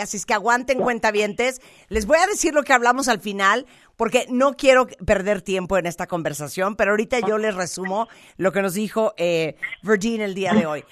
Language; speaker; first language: Spanish; native; Spanish